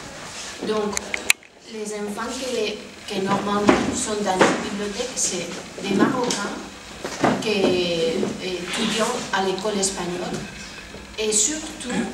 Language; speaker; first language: French; non-native, fluent; Spanish